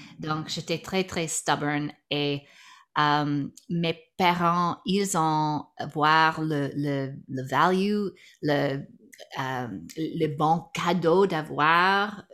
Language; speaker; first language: French; non-native, learner; English